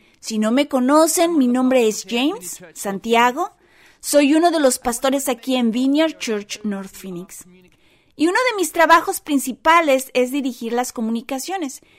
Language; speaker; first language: Spanish; non-native, fluent; English